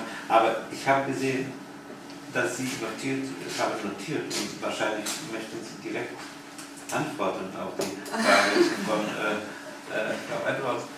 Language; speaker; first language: German; non-native, fluent; Polish